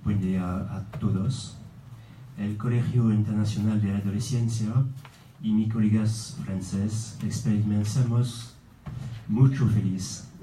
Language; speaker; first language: Spanish; non-native, learner; French